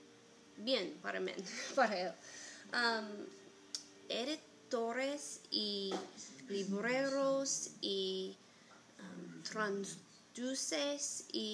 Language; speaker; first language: Spanish; non-native, learner; English